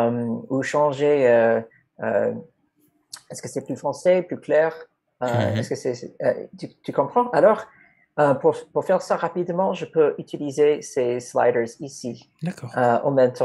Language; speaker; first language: French; non-native, fluent; English